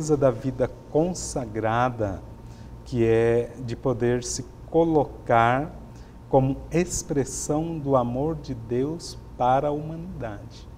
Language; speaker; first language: Portuguese; native; Portuguese